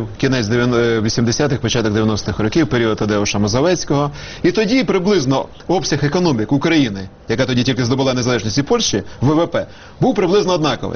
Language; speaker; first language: Ukrainian; native; Ukrainian